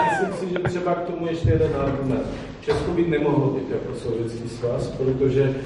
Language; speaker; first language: Czech; non-native, fluent; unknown